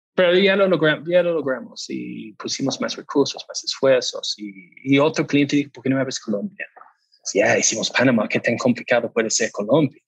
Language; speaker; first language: Spanish; non-native, fluent; English